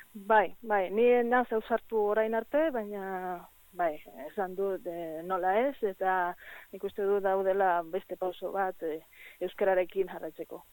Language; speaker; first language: Basque; non-native, learner; Spanish